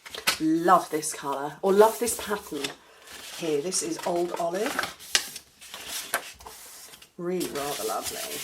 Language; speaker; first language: English; native; English